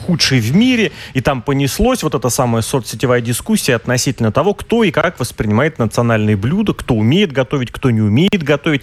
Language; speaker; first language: Russian; native; Russian